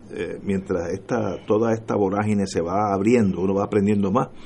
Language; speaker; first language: Spanish; native; Spanish